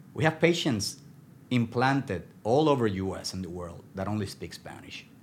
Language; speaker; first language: English; non-native, fluent; Spanish